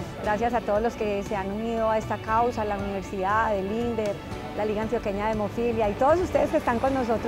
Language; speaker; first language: Spanish; native; Spanish